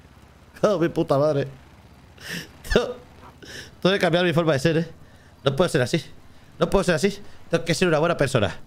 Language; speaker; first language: Spanish; native; Spanish